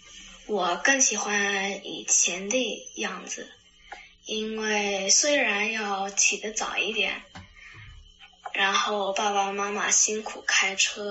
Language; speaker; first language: Chinese; early bilingual, heritage; Chinese